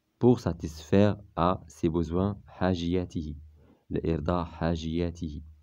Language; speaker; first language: French; non-native, local second language; Arabic